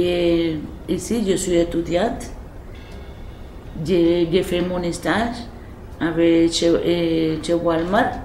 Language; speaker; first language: French; non-native, learner; Spanish